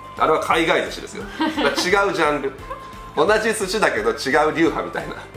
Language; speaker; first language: Japanese; native; Japanese